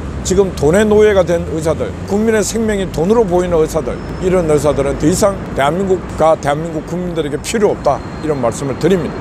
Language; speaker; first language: Korean; native; Korean